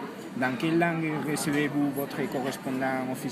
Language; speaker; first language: French; non-native, learner; Spanish